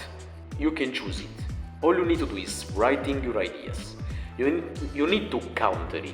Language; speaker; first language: English; non-native, fluent; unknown